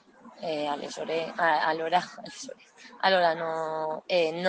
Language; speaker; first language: Italian; non-native, learner; Spanish